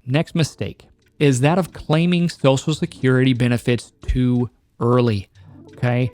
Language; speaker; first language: English; native; English